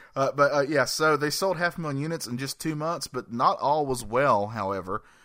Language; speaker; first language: English; native; English